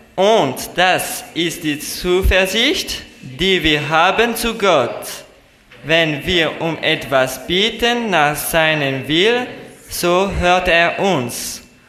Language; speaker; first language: German; non-native, learner; French